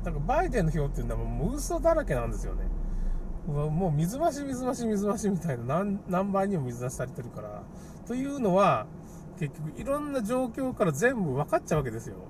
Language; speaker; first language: Japanese; native; Japanese